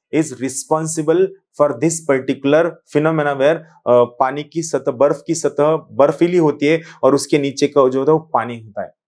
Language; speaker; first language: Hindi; non-native, local second language; Marathi